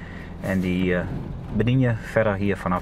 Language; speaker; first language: Dutch; native; Dutch